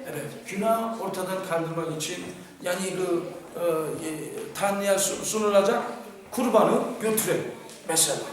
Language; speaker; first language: Turkish; non-native, fluent; Korean